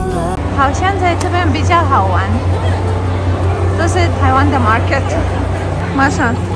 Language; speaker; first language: Chinese; non-native, fluent; Russian